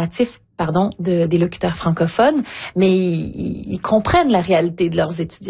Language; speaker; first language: French; native; French